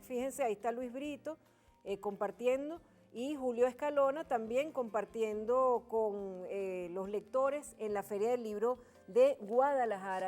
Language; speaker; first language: Spanish; native; Spanish